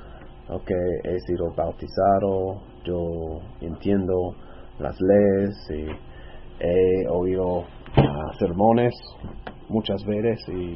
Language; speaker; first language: Spanish; non-native, fluent; English